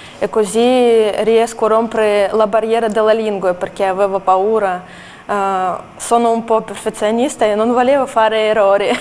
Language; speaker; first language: Italian; non-native, learner; Russian